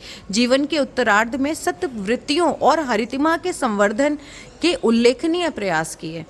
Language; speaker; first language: Hindi; native; Hindi